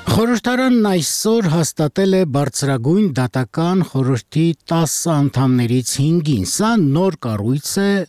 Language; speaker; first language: Armenian; native; Armenian